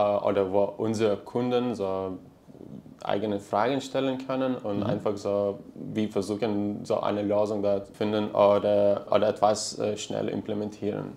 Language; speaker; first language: German; non-native, fluent; Lithuanian